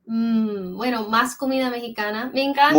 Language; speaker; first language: Spanish; early bilingual, heritage; English